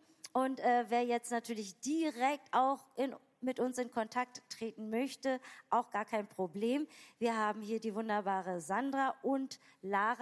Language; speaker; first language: German; native; German